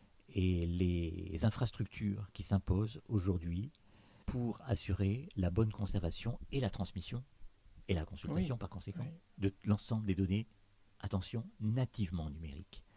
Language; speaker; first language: French; native; French